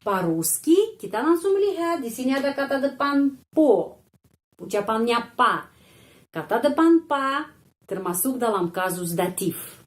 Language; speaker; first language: Indonesian; non-native, fluent; Russian